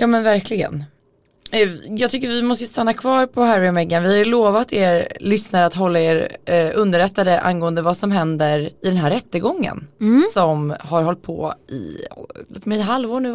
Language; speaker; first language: Swedish; native; Swedish